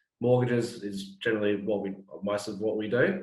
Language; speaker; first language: English; native; English